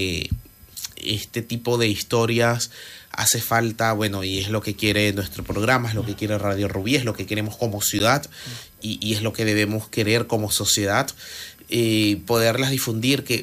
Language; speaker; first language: Spanish; native; Spanish